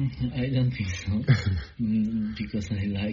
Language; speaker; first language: English; non-native, learner; Polish